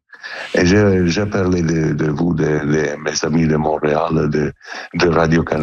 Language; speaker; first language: French; non-native, learner; Italian